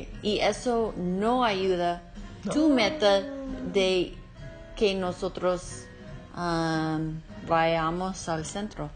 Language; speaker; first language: Spanish; non-native, learner; English